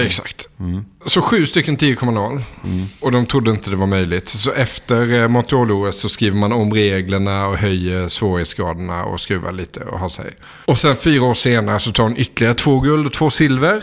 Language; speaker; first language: Swedish; native; Swedish